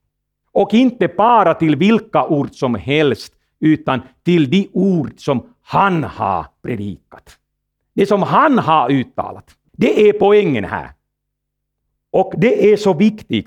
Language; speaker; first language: Swedish; non-native, fluent; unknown